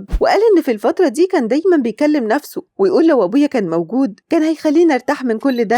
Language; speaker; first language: Arabic; native; Arabic